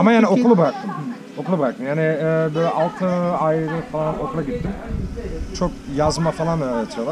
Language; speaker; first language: Turkish; early bilingual, heritage; Turkish